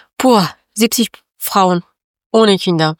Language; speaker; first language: German; non-native, learner; Persian